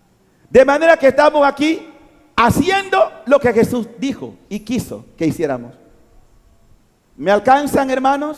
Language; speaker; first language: Spanish; native; Spanish